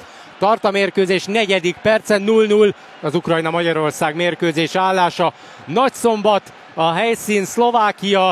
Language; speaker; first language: Hungarian; native; Hungarian